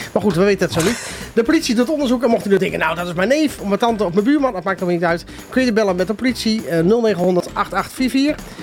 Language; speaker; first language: Dutch; non-native, fluent; English